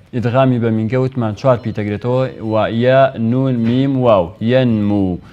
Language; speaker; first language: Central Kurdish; native; Central Kurdish